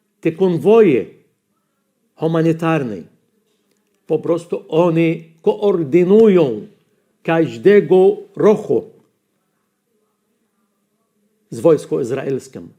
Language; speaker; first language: Polish; non-native, learner; Arabic